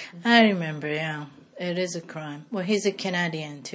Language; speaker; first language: English; non-native, fluent; Japanese